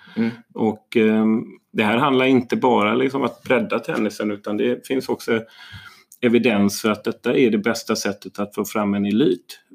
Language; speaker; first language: Swedish; native; Swedish